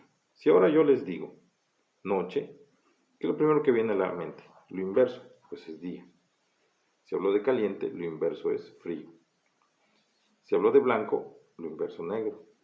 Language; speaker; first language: Spanish; native; Spanish